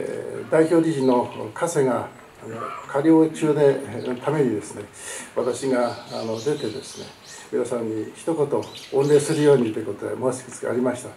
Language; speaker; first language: Japanese; native; Japanese